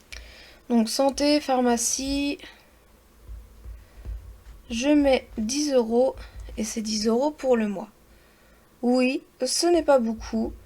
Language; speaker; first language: French; native; French